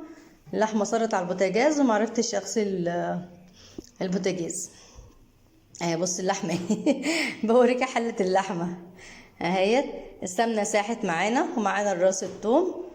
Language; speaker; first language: Arabic; native; Arabic